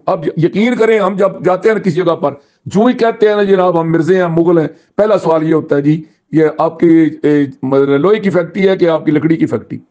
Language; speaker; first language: Urdu; non-native, local second language; Punjabi